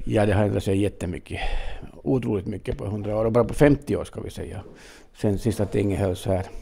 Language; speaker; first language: Swedish; native; Swedish